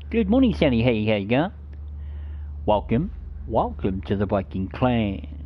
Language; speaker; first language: English; native; English